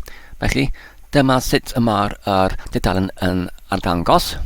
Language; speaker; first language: Welsh; non-native, learner; Polish